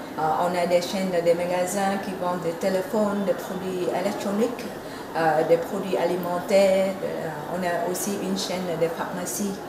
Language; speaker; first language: French; non-native, fluent; Vietnamese